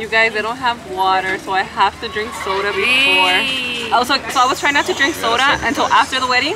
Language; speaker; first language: English; early bilingual, other home language; Spanish